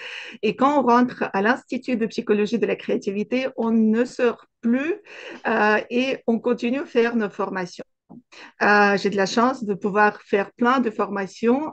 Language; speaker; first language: French; non-native, fluent; Russian